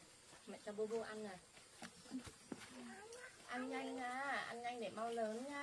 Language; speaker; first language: Vietnamese; native; Vietnamese